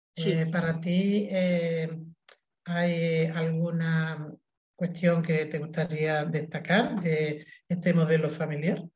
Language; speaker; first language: Spanish; native; Spanish